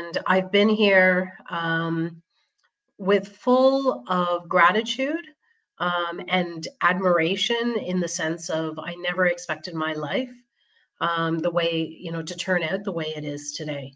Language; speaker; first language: English; native; English